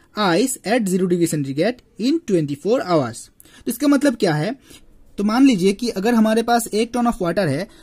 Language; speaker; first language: Hindi; native; Hindi